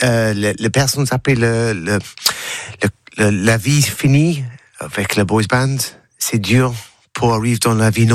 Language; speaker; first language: French; non-native, learner; English